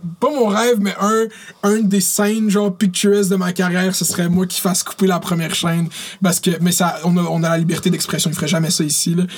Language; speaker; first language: French; early bilingual, other home language; Arabic